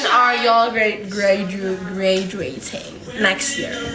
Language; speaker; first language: English; non-native, fluent; Indonesian